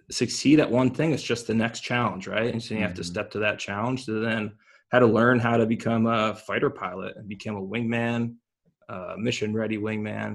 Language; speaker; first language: English; native; English